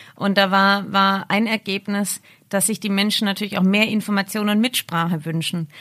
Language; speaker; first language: German; native; German